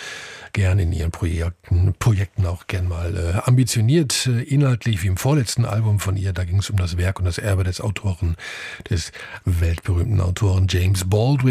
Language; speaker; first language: German; native; German